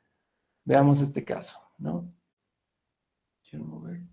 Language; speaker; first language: Spanish; native; Spanish